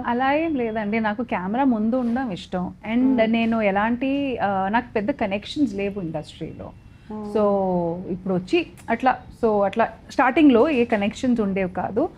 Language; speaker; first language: Telugu; non-native, local second language; Odia